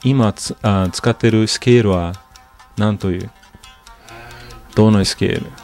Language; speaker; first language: Japanese; non-native, learner; Portuguese